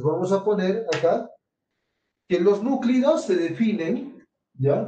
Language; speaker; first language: Spanish; native; Spanish